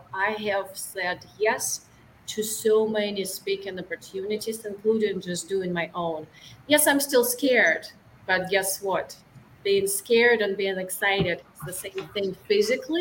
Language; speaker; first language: English; non-native, fluent; Russian